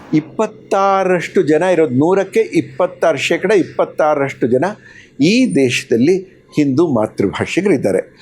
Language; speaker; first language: Kannada; non-native, local second language; Telugu